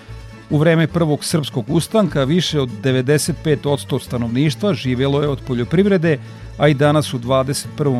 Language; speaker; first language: Serbian; native; Serbian